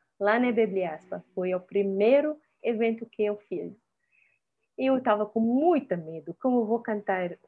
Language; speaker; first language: Portuguese; non-native, fluent; Arabic